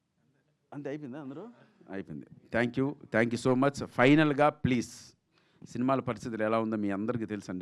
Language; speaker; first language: Telugu; native; Telugu